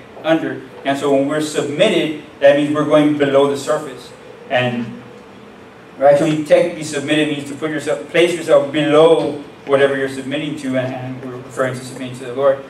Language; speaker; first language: English; native; English